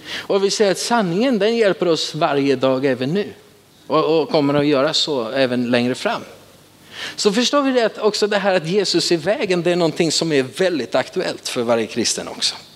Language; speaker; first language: Swedish; native; Swedish